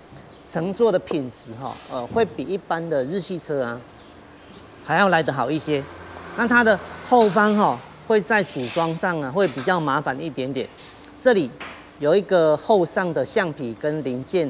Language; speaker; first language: Chinese; native; Chinese